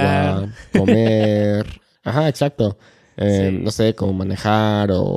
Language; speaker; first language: Spanish; non-native, fluent; English